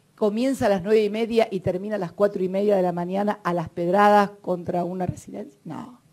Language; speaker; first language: Spanish; native; Spanish